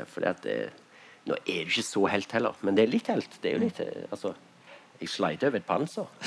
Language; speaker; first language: Norwegian; native; Norwegian